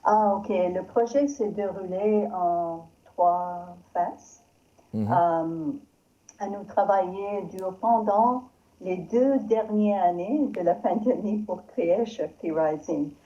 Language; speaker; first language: French; non-native, learner; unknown